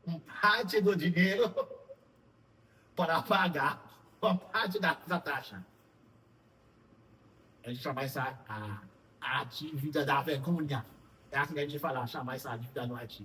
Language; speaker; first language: Portuguese; non-native, fluent; Haitian Creole